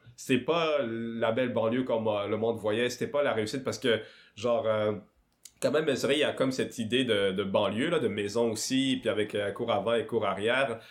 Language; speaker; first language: French; early bilingual, other home language; Swahili